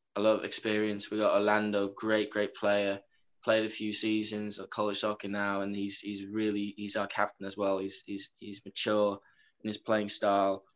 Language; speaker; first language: English; non-native, fluent; Norwegian